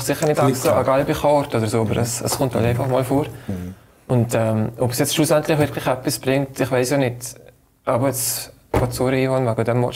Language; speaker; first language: German; native; German